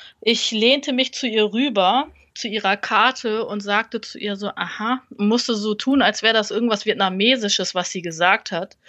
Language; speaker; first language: German; early bilingual, other home language; Vietnamese